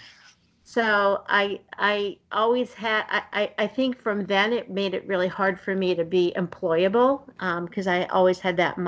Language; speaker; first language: English; native; English